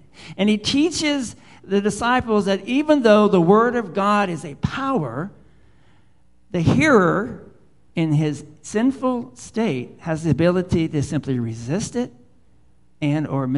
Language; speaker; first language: English; native; English